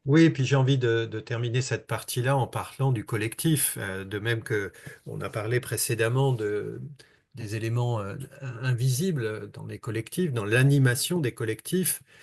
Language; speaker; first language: French; native; French